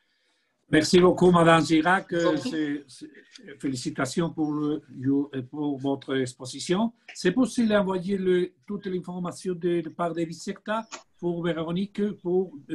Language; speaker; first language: French; non-native, learner; Spanish